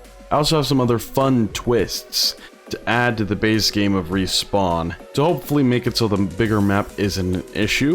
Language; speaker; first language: English; native; English